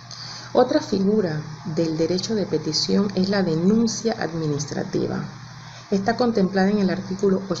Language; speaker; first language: Spanish; native; Spanish